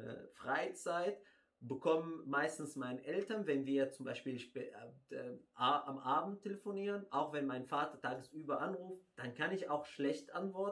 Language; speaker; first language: German; non-native, fluent; Arabic